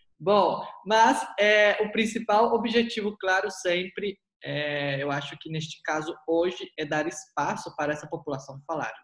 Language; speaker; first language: Portuguese; native; Portuguese